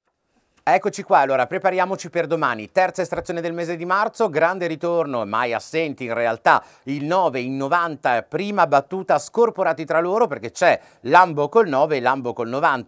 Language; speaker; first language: Italian; native; Italian